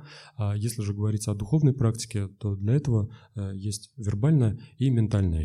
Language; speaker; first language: Russian; native; Russian